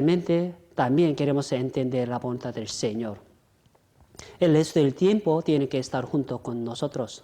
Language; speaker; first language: Spanish; non-native, fluent; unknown